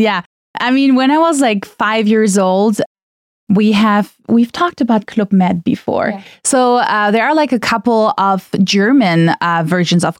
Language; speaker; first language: English; non-native, fluent; German